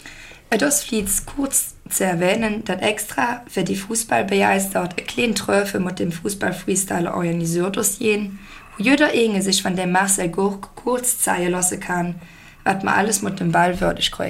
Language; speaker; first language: German; native; German